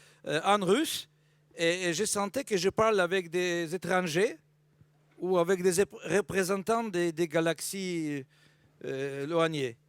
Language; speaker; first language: French; non-native, fluent; Russian